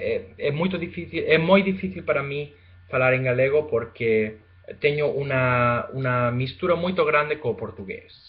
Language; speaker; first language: Portuguese; non-native, fluent; Spanish